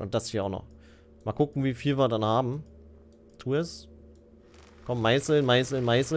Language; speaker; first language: German; native; German